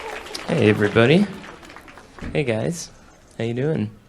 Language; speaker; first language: English; native; English